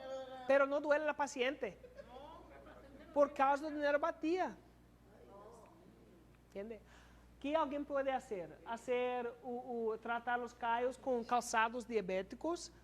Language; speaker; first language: Spanish; non-native, learner; English